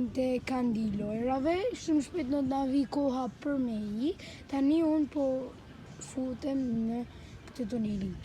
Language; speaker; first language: Albanian; early bilingual, heritage; Albanian